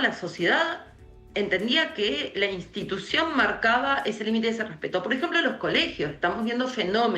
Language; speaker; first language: Spanish; native; Spanish